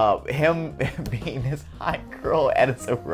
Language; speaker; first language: English; native; English